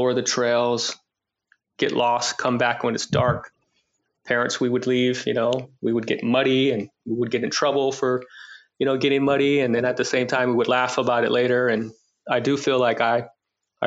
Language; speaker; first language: English; native; English